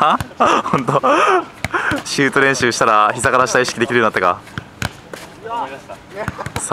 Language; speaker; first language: Japanese; native; Japanese